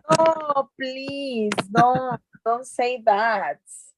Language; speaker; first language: English; non-native, fluent; Spanish